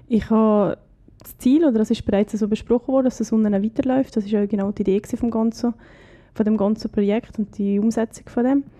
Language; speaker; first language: German; native; German